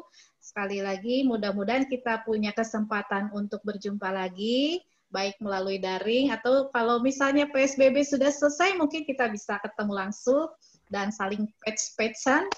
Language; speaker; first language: Indonesian; native; Indonesian